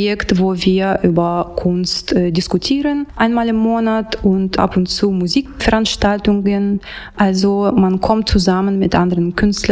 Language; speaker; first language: German; non-native, fluent; Russian